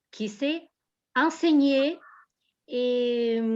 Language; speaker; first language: French; non-native, fluent; Bulgarian